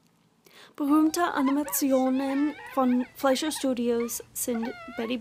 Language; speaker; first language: German; non-native, learner; English